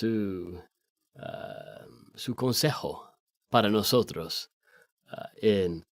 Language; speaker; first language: Spanish; non-native, fluent; English